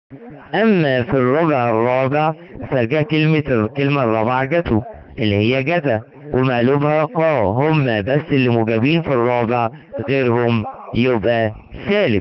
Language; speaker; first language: Arabic; native; Arabic